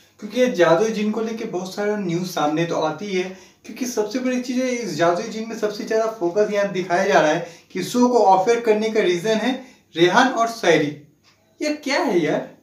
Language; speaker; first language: Hindi; non-native, local second language; Bangla